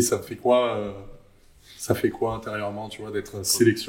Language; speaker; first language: French; native; French